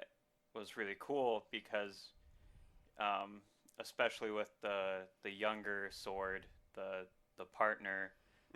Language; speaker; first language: English; native; English